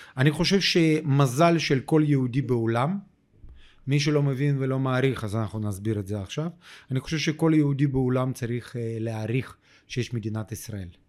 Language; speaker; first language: Hebrew; non-native, fluent; Russian